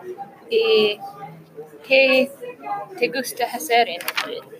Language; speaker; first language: Spanish; non-native, learner; English